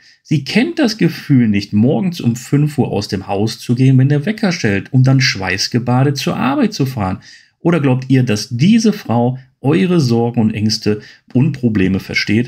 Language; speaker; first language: German; native; German